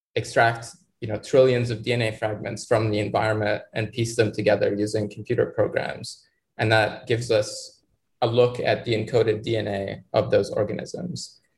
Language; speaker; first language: English; non-native, fluent; Arabic